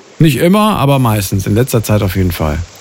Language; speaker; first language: German; native; German